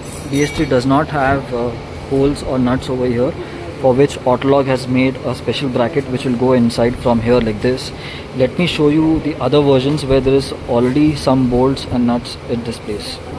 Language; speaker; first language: English; non-native, local second language; Hindi